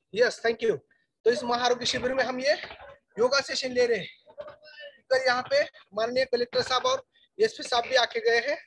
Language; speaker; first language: Hindi; non-native, local second language; Marathi